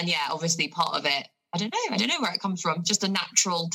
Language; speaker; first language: English; native; English